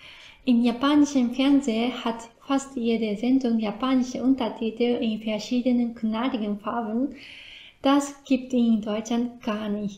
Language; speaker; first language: German; non-native, fluent; Japanese